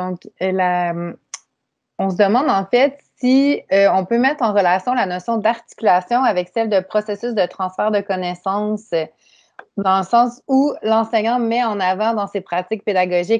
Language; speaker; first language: French; native; French